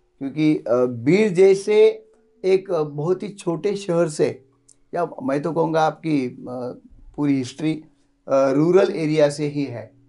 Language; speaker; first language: Hindi; non-native, local second language; Marathi